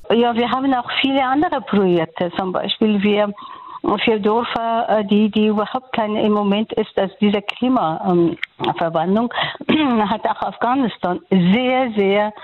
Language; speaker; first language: German; non-native, learner; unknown